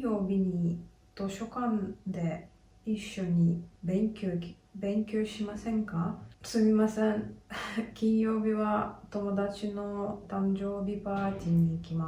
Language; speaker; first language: Japanese; non-native, learner; English